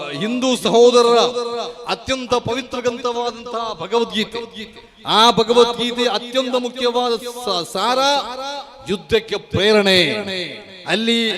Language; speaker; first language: Kannada; non-native, local second language; Badaga